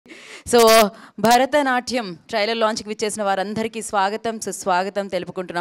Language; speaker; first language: Telugu; native; Telugu